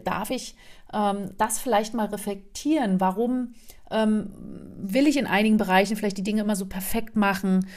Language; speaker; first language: German; native; German